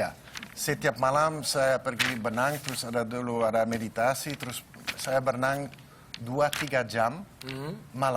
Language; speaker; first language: Indonesian; non-native, learner; Dutch